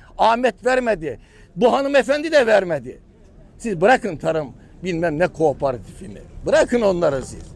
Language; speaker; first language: Turkish; native; Turkish